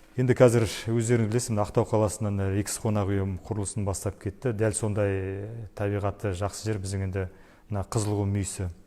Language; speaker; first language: Kazakh; native; Kazakh